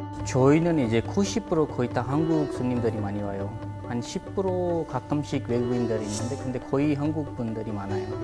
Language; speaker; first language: Korean; non-native, fluent; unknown